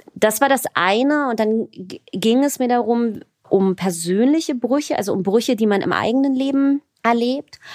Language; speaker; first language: German; native; German